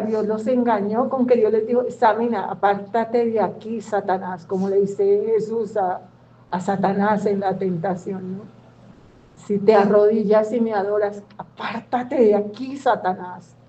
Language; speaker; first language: Spanish; native; Spanish